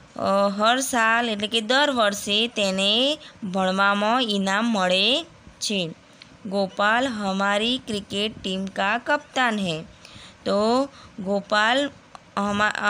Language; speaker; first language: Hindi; non-native, local second language; Gujarati